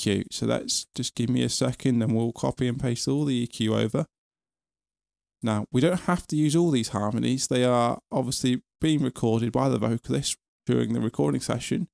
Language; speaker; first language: English; native; English